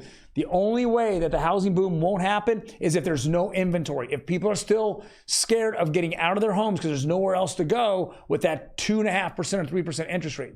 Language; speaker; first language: English; native; English